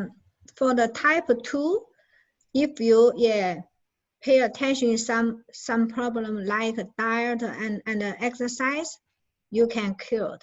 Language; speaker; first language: English; non-native, learner; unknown